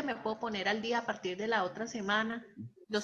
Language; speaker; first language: Spanish; native; Spanish